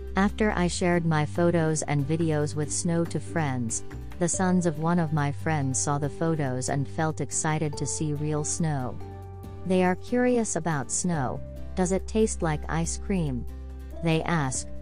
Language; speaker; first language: English; non-native, fluent; Thai